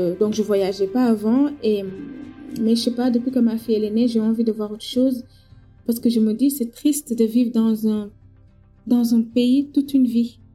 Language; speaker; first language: French; non-native, local second language; Wolof